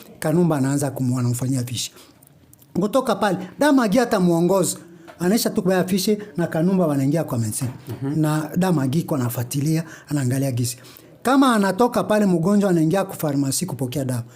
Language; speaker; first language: Swahili; native; Swahili